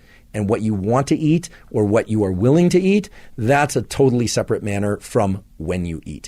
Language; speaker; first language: English; native; English